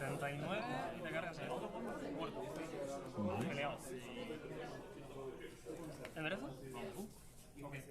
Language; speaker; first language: Spanish; native; Spanish